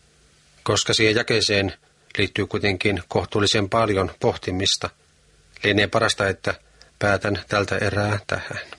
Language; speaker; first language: Finnish; native; Finnish